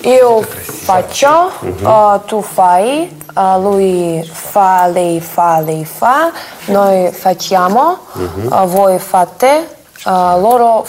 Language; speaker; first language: Italian; non-native, learner; Russian